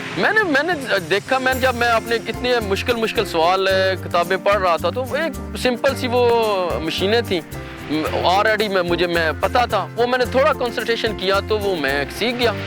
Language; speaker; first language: Urdu; non-native, local second language; Punjabi